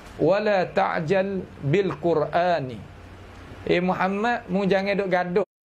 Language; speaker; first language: Malay; native; Malay